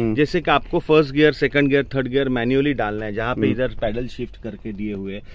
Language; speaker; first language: Hindi; non-native, local second language; Marathi